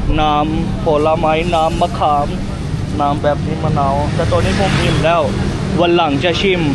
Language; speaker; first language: Thai; non-native, fluent; Urdu